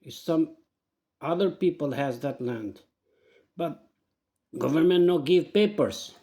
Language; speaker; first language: English; non-native, learner; Albanian